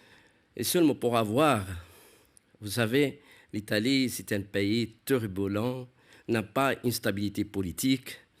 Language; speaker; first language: French; non-native, fluent; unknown